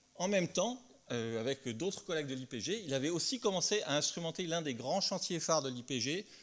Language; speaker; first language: French; native; French